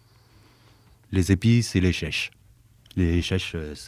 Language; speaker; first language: French; native; French